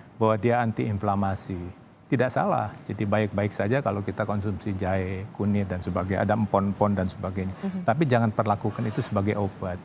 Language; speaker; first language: Indonesian; native; Indonesian